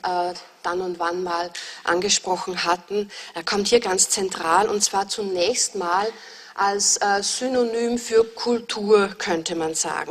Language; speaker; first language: German; native; German